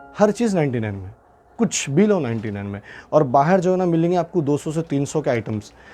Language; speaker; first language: Hindi; non-native, local second language; Urdu